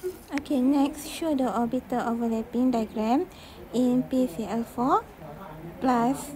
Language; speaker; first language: English; non-native, local second language; Malay